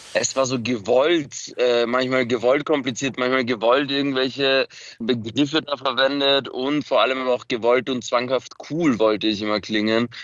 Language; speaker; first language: German; early bilingual, other home language; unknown